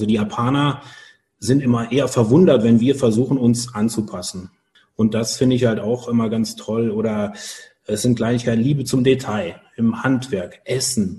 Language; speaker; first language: German; native; German